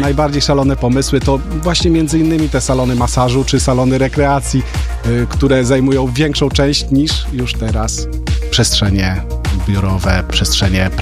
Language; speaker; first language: Polish; native; Polish